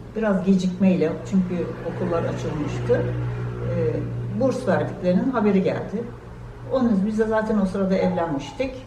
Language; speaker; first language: Turkish; native; Turkish